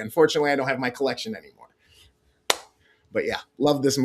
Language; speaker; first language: English; native; English